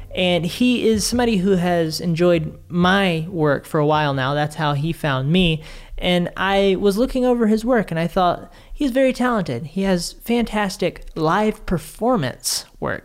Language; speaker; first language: English; native; English